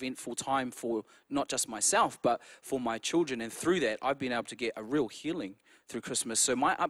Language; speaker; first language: English; native; English